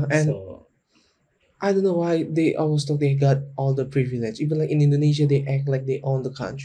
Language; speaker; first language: English; non-native, learner; Indonesian